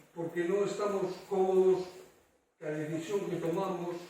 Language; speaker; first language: Spanish; native; Spanish